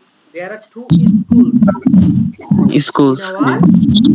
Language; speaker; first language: English; non-native, local second language; Bangla